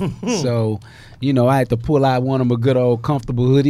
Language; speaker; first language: English; native; English